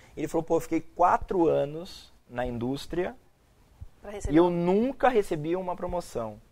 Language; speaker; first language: Portuguese; native; Portuguese